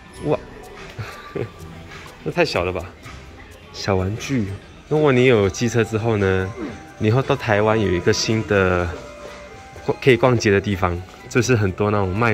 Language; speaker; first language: Chinese; native; Chinese